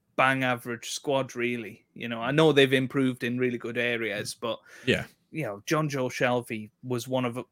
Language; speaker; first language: English; native; English